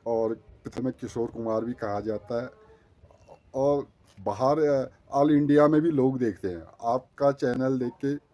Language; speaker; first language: Hindi; native; Hindi